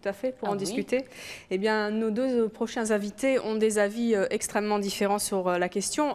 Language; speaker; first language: French; native; French